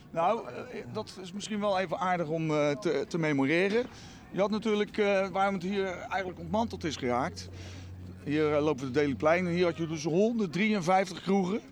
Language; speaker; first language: Dutch; native; Dutch